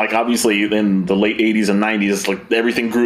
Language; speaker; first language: English; native; English